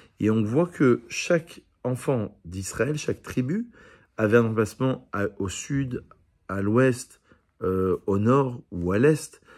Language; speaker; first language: French; native; French